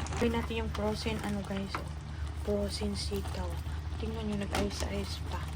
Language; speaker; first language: Filipino; non-native, local second language; Cebuano